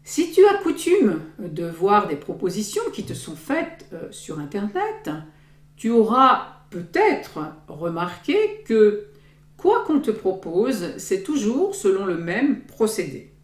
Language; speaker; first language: French; native; French